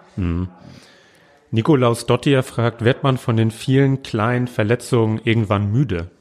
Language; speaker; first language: German; native; German